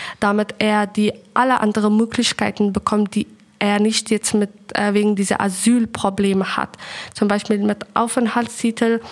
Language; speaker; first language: German; non-native, learner; Persian